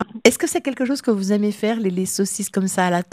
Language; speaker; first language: French; native; French